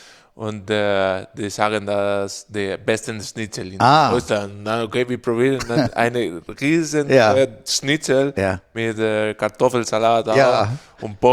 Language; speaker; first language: German; non-native, learner; Spanish